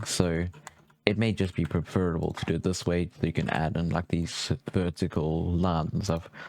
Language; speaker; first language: English; native; English